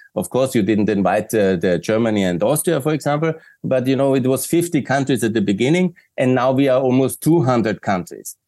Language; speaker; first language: English; non-native, fluent; German